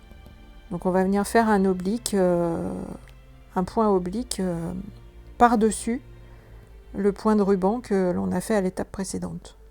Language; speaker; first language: French; native; French